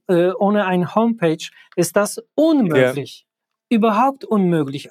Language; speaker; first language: German; non-native, fluent; Polish